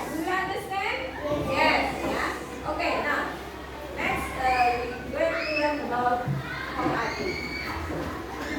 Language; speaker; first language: English; non-native, learner; Indonesian